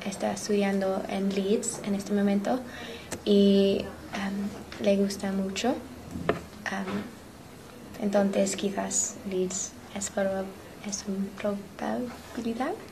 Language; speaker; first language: Spanish; non-native, learner; English